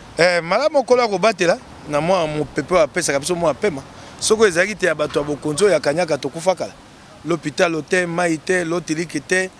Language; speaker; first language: Lingala; non-native, local second language; Luba-Lulua